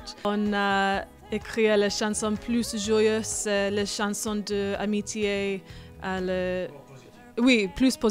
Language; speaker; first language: French; non-native, learner; English